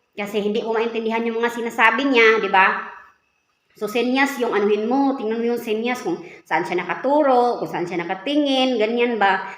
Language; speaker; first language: Filipino; native; Filipino